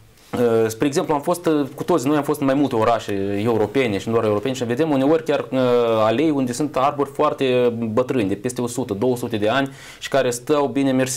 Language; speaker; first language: Romanian; native; Romanian